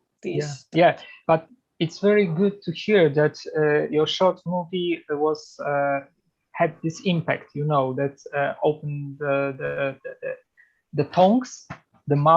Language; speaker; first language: English; non-native, fluent; Polish